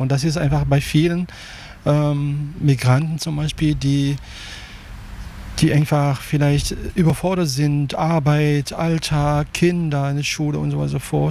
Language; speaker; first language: German; non-native, fluent; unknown